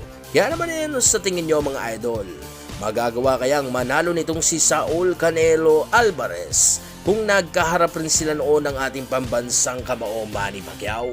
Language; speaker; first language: Filipino; non-native, local second language; Cebuano